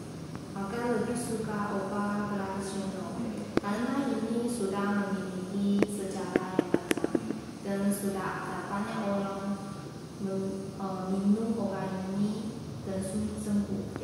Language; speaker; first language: Indonesian; non-native, learner; Chinese